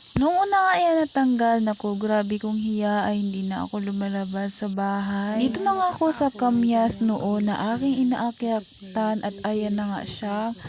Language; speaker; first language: Filipino; non-native, local second language; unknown